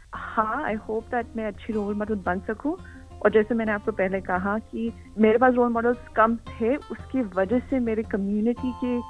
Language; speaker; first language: Hindi; early bilingual, heritage; Hindi